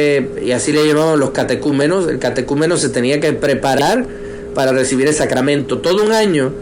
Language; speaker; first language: Spanish; native; Spanish